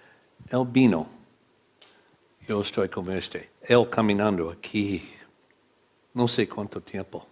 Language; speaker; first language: Spanish; non-native, learner; English